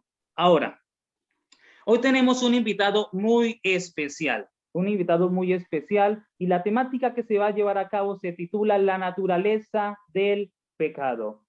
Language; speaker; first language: Spanish; native; Spanish